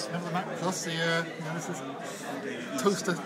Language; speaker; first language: English; native; English